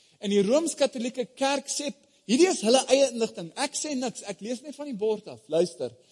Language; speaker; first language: Afrikaans; non-native, fluent; English